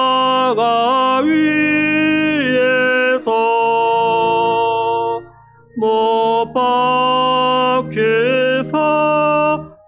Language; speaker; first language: Korean; native; Korean